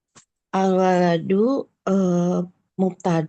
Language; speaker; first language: Arabic; non-native, learner; Indonesian